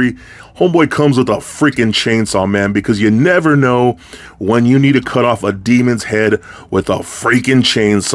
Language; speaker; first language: English; native; English